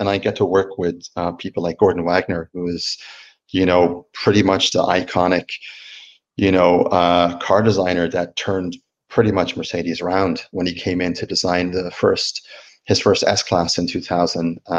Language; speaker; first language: English; native; English